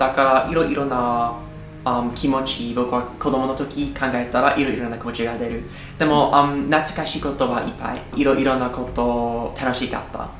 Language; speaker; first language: Japanese; non-native, learner; English